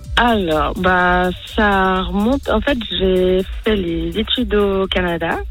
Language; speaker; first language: French; early bilingual, other home language; German